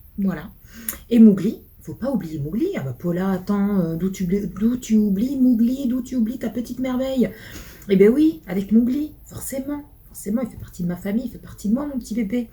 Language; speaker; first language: French; early bilingual, other home language; Portuguese